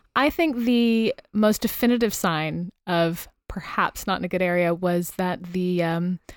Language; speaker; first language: English; native; English